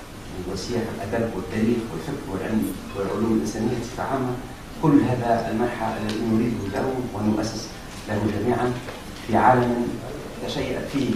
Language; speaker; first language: Arabic; native; Arabic